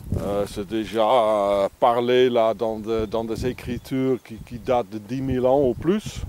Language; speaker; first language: French; non-native, fluent; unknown